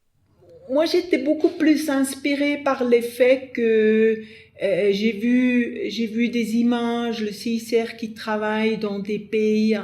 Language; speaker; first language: French; non-native, fluent; German